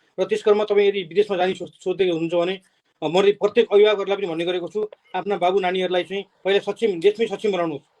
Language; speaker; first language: Nepali; native; Nepali